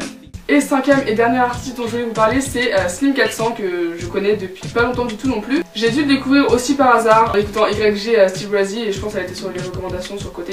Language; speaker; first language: French; native; French